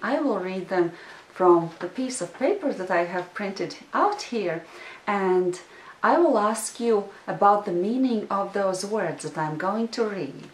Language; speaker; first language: English; non-native, fluent; Latvian